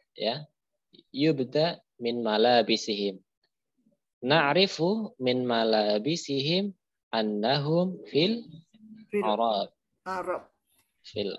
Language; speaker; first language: Arabic; non-native, fluent; Indonesian